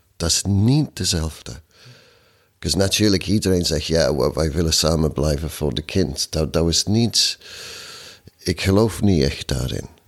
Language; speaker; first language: Dutch; non-native, fluent; English